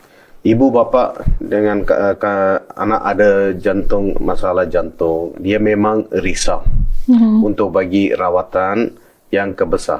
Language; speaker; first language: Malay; non-native, local second language; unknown